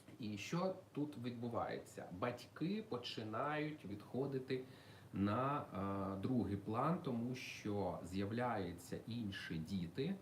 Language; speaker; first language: Ukrainian; non-native, local second language; Russian